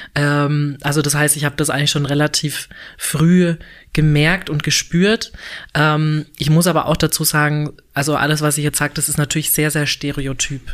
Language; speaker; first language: German; native; German